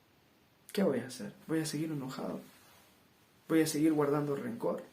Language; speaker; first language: Spanish; native; Spanish